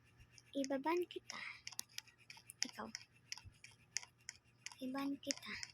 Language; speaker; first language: Filipino; non-native, local second language; Cebuano